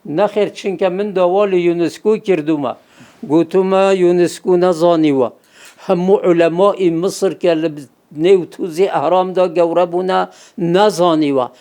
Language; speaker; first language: Central Kurdish; non-native, local second language; Kurdish